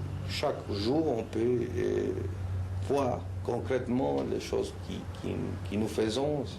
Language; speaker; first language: French; non-native, fluent; Spanish